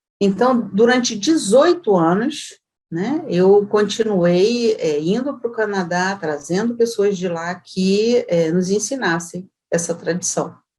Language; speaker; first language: Portuguese; native; Portuguese